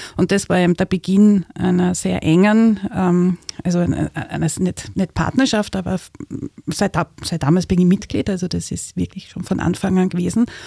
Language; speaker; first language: German; native; German